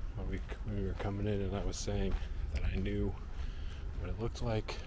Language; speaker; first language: English; native; English